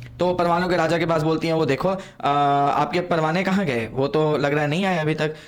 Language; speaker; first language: Hindi; non-native, local second language; Punjabi